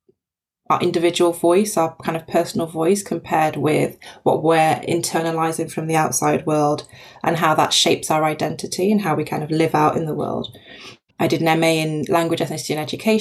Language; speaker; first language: English; native; English